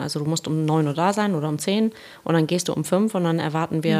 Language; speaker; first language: German; native; German